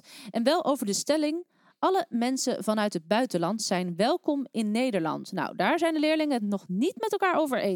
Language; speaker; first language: Dutch; native; Dutch